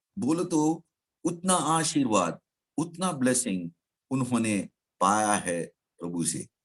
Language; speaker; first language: Hindi; non-native, local second language; Telugu